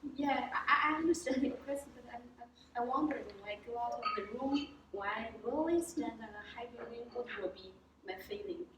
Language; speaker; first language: English; non-native, fluent; Chinese